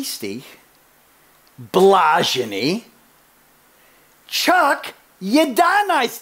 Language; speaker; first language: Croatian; early bilingual, heritage; Croatian